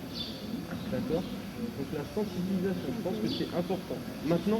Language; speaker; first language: French; native; French